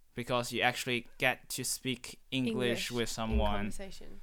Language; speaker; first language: English; non-native, fluent; Chinese